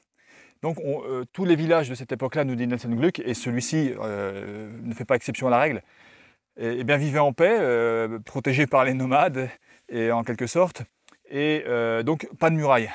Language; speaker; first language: French; native; French